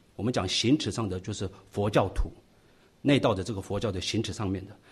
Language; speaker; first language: Chinese; non-native, local second language; Tibetan